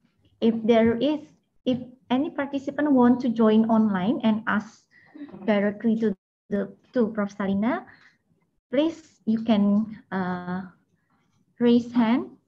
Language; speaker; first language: English; non-native, fluent; Indonesian